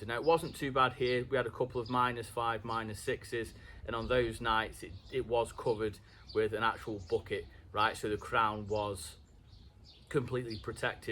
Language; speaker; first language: English; native; English